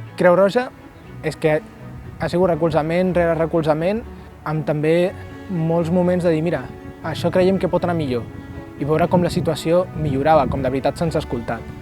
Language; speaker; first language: Catalan; native; Catalan